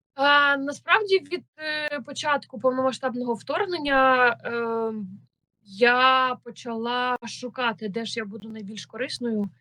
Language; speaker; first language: Ukrainian; native; Ukrainian